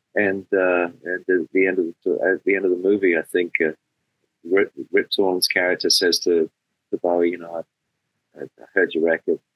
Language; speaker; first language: English; native; English